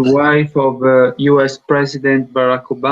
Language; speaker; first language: English; non-native, learner; Italian